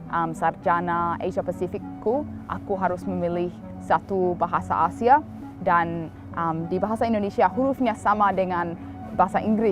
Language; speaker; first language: Indonesian; non-native, fluent; English